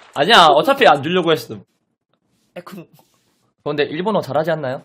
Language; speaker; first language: Korean; native; Korean